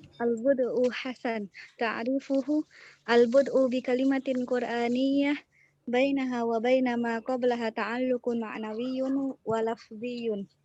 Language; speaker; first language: Arabic; non-native, learner; Indonesian